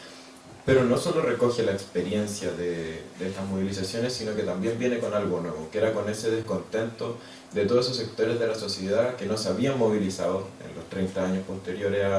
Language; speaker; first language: Spanish; native; Spanish